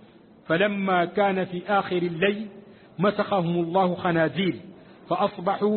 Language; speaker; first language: Arabic; native; Arabic